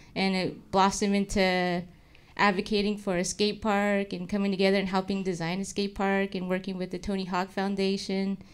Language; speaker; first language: English; native; English